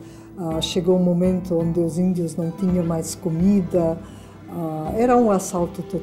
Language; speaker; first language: Portuguese; non-native, fluent; Hungarian